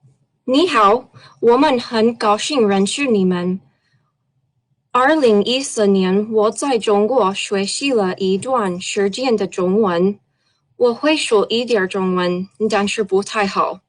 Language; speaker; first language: Chinese; non-native, learner; English